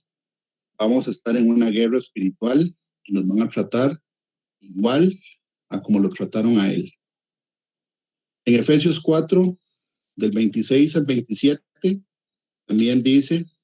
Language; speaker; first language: Spanish; native; Spanish